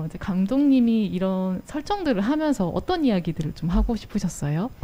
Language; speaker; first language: Korean; native; Korean